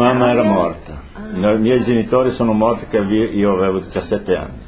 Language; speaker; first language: Italian; non-native, local second language; Friulian